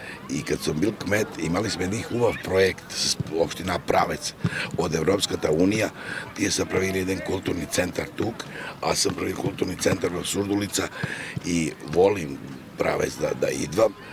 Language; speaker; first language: Bulgarian; non-native, learner; Serbian